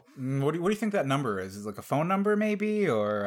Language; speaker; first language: English; native; English